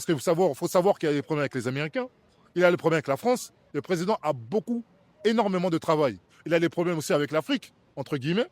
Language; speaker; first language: French; native; French